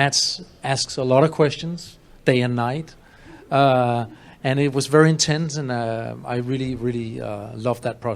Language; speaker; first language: English; non-native, fluent; Danish